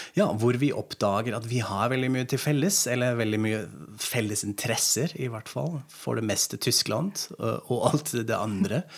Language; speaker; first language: Norwegian; non-native, fluent; German